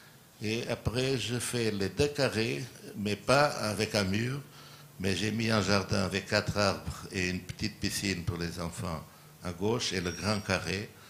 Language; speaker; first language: French; non-native, learner; Portuguese